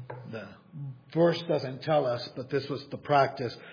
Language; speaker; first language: English; native; English